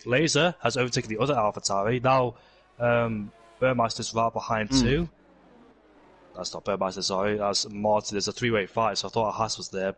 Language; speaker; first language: English; native; English